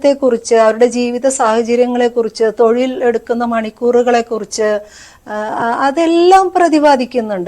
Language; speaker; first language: Malayalam; native; Malayalam